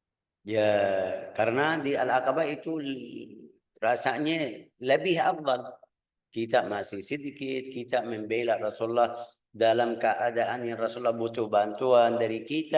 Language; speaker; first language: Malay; non-native, fluent; Arabic